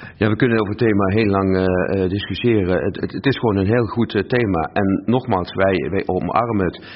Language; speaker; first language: Dutch; native; Dutch